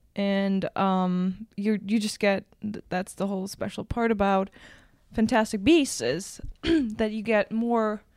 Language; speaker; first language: English; non-native, fluent; German